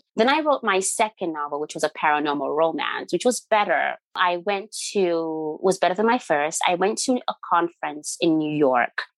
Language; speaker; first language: English; non-native, local second language; Yoruba